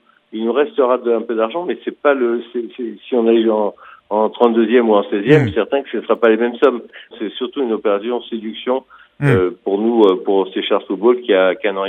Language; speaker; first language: French; native; French